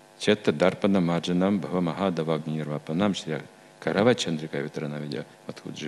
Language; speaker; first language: Russian; native; Russian